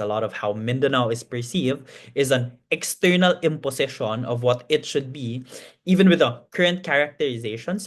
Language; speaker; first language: English; non-native, local second language; Cebuano